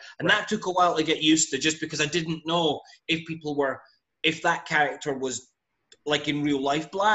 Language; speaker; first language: English; native; English